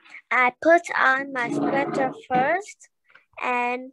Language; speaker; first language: English; non-native, learner; Vietnamese